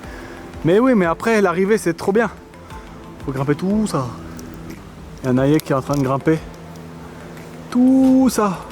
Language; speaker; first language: French; native; French